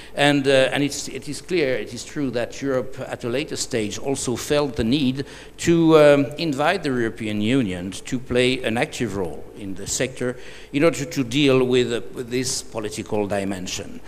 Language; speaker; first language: English; non-native, fluent; French